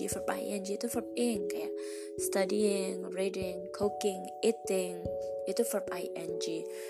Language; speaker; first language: English; non-native, fluent; Indonesian